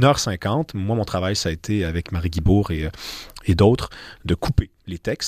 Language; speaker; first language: French; native; French